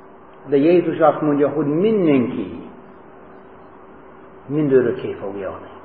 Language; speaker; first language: Hungarian; non-native, fluent; English